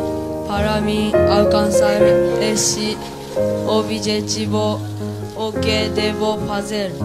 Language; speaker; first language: Portuguese; non-native, learner; Japanese